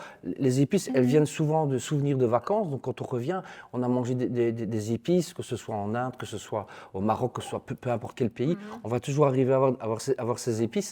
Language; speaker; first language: French; native; French